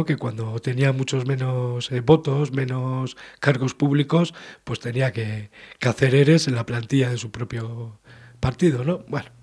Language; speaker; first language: Spanish; native; Spanish